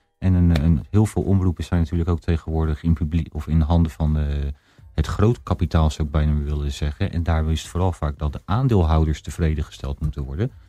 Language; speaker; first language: Dutch; native; Dutch